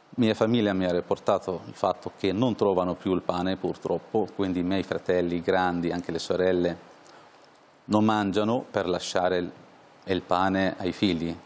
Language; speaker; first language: Italian; non-native, fluent; Arabic